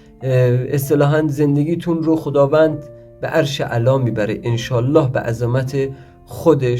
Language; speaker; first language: Persian; native; Persian